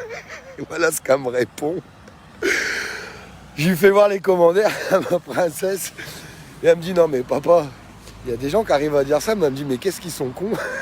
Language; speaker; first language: French; native; French